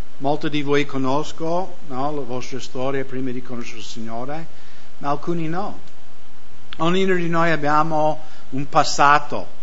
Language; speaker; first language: Italian; non-native, fluent; English